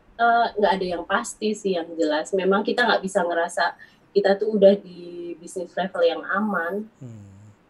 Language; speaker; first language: Indonesian; native; Indonesian